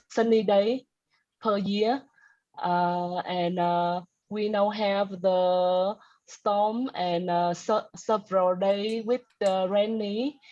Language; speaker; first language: English; non-native, learner; Vietnamese